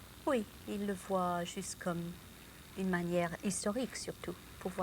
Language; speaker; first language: French; non-native, local second language; English